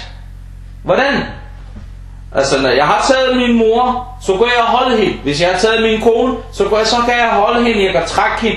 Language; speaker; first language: Danish; non-native, fluent; Arabic